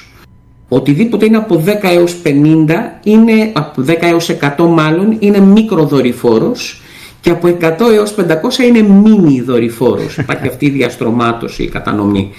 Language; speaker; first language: Greek; native; Greek